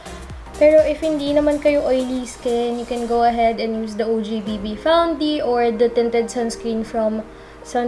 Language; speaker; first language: English; non-native, local second language; Filipino